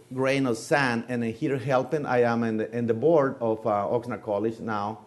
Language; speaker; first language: English; non-native, fluent; Spanish